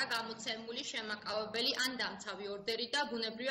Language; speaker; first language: Georgian; native; Georgian